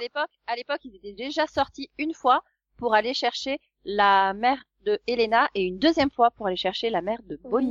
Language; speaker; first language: French; native; French